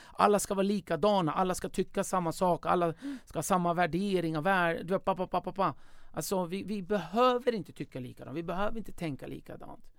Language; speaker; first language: Swedish; early bilingual, other home language; Kurdish